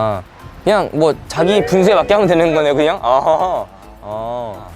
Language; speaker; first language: Korean; native; Korean